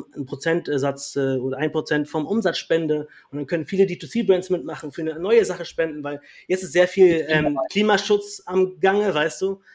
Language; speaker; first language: German; native; German